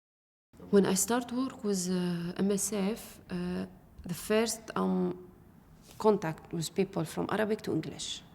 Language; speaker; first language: English; non-native, learner; Arabic